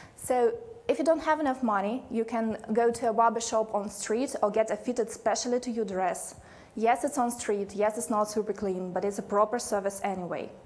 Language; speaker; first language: English; non-native, fluent; Russian